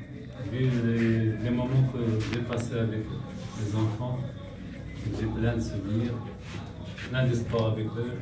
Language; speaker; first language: French; non-native, local second language; Arabic